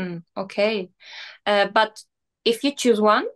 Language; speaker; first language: English; non-native, learner; Turkish